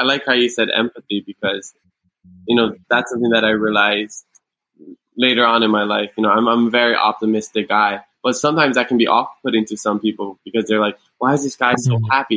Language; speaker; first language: English; native; English